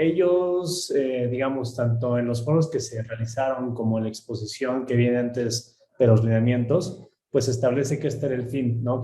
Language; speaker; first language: Spanish; native; Spanish